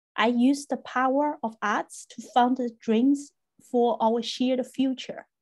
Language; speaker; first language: English; non-native, fluent; Chinese